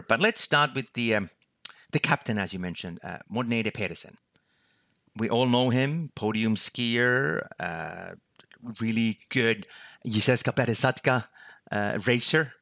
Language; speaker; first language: English; non-native, fluent; Finnish